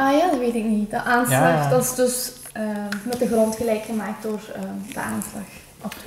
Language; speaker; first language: Dutch; early bilingual, other home language; Turkish